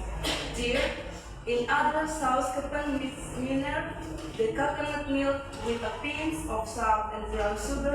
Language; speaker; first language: English; non-native, learner; Indonesian